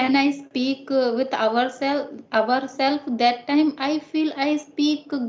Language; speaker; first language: English; non-native, learner; Hindi